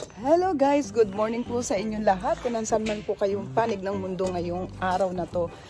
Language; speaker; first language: Filipino; native; Filipino